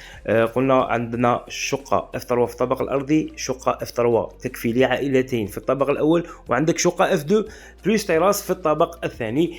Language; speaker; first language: Arabic; native; Arabic